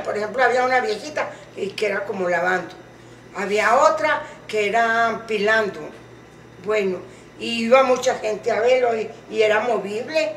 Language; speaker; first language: Spanish; native; Spanish